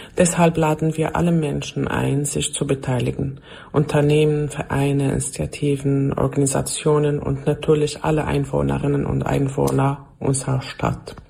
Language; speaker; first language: German; non-native, fluent; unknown